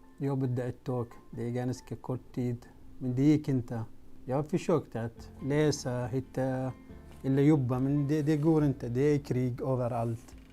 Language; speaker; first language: Swedish; non-native, fluent; Arabic